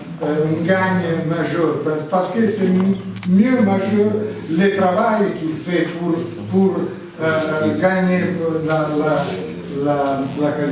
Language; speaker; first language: French; non-native, learner; Italian